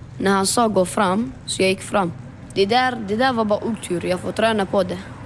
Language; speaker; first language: Swedish; early bilingual, other home language; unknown